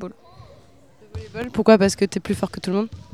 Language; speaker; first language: French; native; French